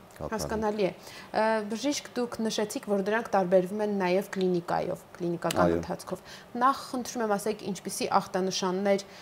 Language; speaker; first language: Armenian; native; Armenian